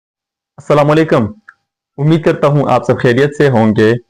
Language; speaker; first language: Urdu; non-native, fluent; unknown